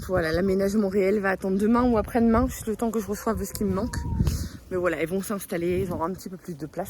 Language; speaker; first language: French; native; French